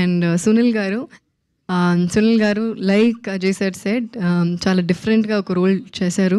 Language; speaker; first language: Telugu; non-native, local second language; Malayalam